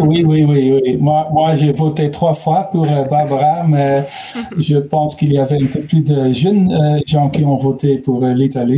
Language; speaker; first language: French; non-native, learner; Dutch